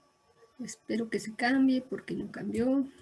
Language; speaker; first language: Spanish; native; Spanish